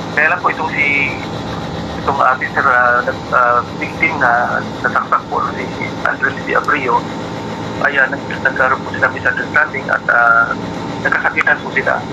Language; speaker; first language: Filipino; non-native, local second language; Pangasinan